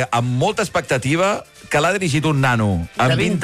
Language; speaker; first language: Catalan; native; Catalan